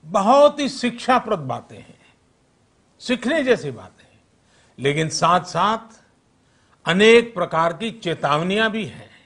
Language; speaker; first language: Hindi; non-native, local second language; Gujarati